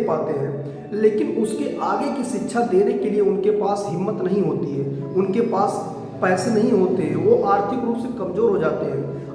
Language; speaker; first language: Hindi; native; Hindi